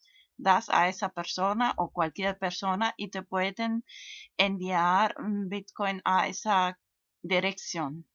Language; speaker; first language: Spanish; non-native, fluent; German